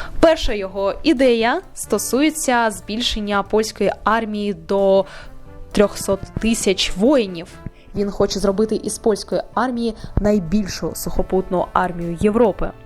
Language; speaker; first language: Ukrainian; native; Ukrainian